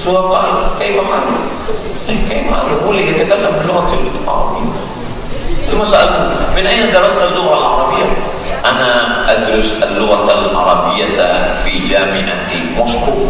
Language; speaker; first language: Arabic; non-native, fluent; Indonesian